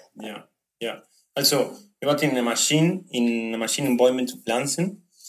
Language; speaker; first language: German; non-native, learner; Spanish